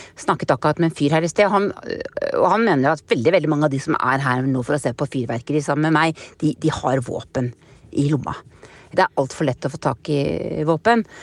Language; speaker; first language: Norwegian; native; Norwegian